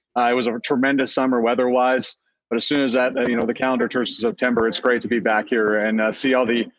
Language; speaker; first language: English; native; English